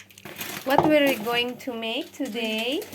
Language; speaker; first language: English; non-native, fluent; Indonesian